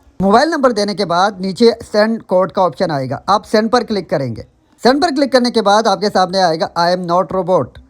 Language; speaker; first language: Urdu; non-native, local second language; Pashto